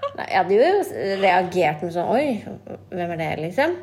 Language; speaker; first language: Norwegian; non-native, local second language; Kurdish